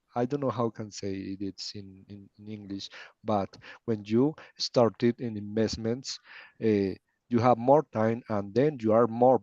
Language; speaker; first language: English; non-native, learner; Spanish